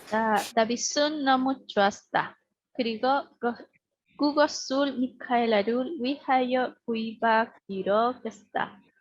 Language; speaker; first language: Korean; non-native, learner; Spanish